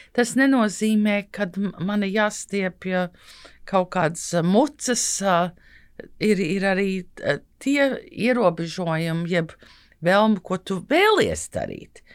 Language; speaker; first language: Latvian; early bilingual, heritage; Latvian